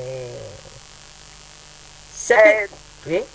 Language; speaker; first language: French; non-native, fluent; Yoruba